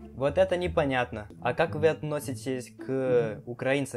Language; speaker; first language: Russian; non-native, fluent; Portuguese